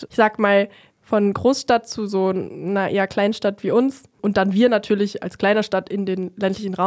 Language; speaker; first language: German; native; German